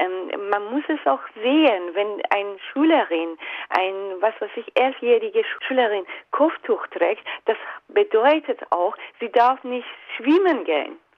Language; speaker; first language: German; non-native, fluent; Persian